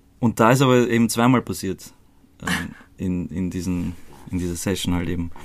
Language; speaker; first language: German; early bilingual, other home language; Croatian